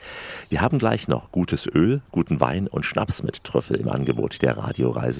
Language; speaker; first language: German; native; German